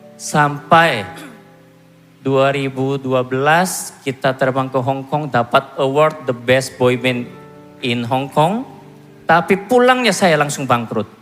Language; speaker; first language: Indonesian; non-native, fluent; Korean